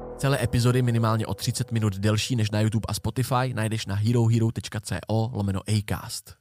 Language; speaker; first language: Czech; native; Czech